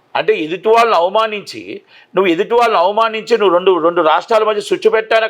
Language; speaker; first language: Telugu; native; Telugu